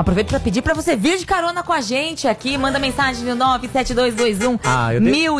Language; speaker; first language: Portuguese; native; Portuguese